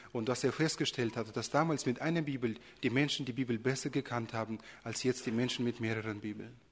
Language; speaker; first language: German; early bilingual, other home language; Russian